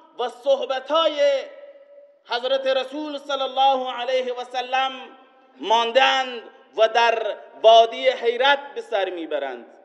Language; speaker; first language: Persian; non-native, local second language; Baluchi